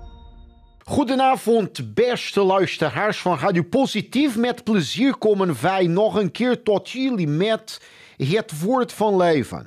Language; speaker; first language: Dutch; non-native, fluent; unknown